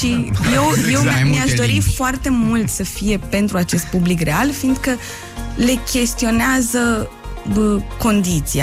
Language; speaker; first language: Romanian; native; Romanian